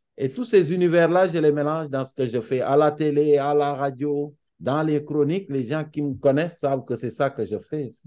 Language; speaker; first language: French; non-native, local second language; Serer